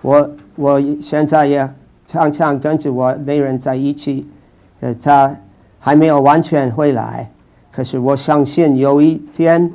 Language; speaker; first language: Chinese; non-native, fluent; English